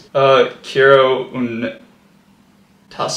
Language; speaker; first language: Spanish; non-native, learner; English